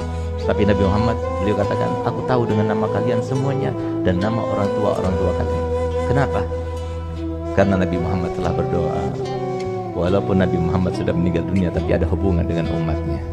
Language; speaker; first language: Indonesian; native; Indonesian